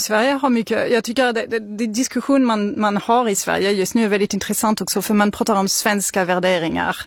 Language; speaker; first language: Swedish; non-native, fluent; French